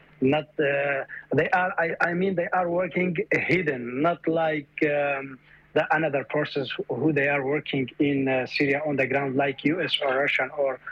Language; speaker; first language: English; non-native, fluent; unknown